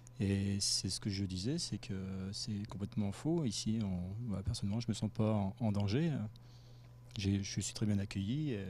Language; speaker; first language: French; native; French